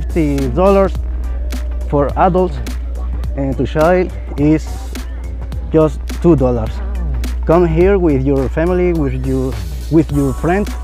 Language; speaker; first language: English; non-native, learner; Spanish